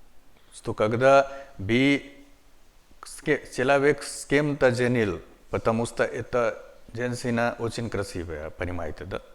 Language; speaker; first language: Russian; non-native, learner; Hindi